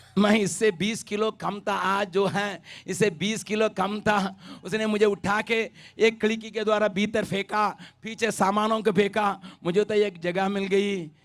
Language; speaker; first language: Hindi; non-native, local second language; Tamil